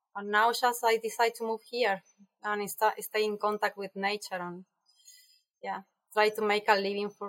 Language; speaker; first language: English; non-native, fluent; Spanish